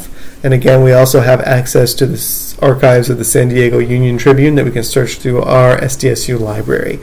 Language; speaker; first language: English; native; English